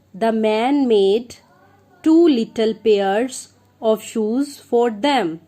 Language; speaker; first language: English; non-native, local second language; Punjabi